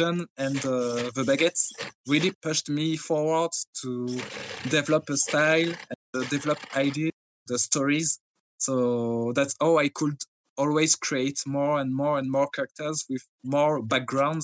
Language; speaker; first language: English; non-native, fluent; French